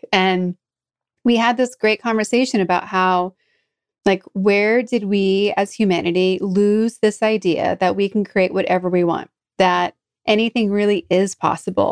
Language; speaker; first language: English; native; English